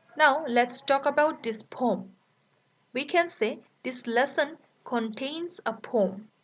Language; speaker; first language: English; non-native, local second language; Bangla